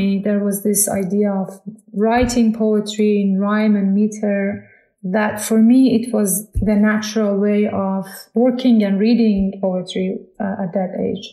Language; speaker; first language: English; non-native, fluent; Persian